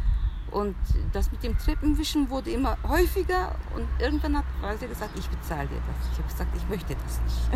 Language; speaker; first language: German; early bilingual, other home language; Turkish